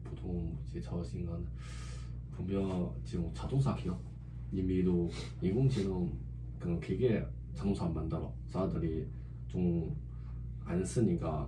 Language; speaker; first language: Korean; non-native, learner; Chinese